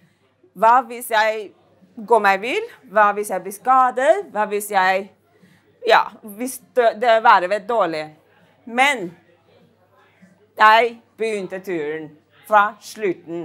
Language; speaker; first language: Norwegian; non-native, fluent; Chinese